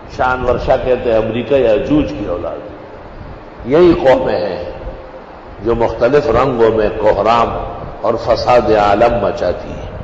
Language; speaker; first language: Urdu; non-native, local second language; Pashto